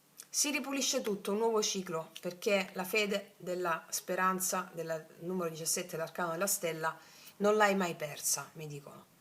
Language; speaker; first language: Italian; native; Italian